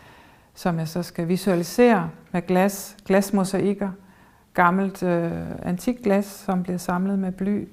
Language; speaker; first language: Danish; early bilingual, heritage; German